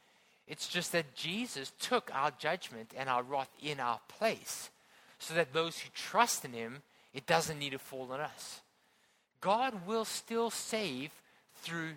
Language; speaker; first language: English; native; English